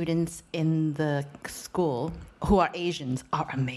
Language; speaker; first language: English; non-native, local second language; Cantonese